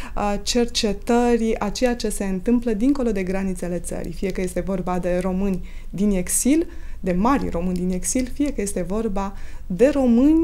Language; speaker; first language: Romanian; native; Romanian